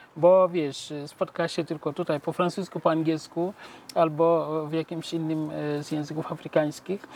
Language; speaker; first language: Polish; non-native, fluent; Wolof